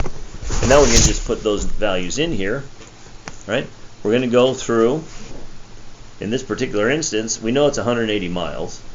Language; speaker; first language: English; native; English